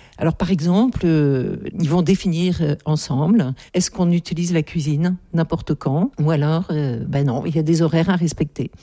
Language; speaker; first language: French; native; French